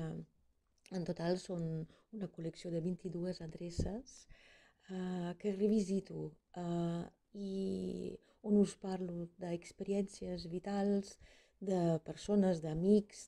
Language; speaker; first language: Catalan; non-native, fluent; German